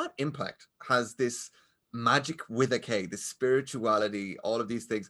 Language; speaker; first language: English; native; English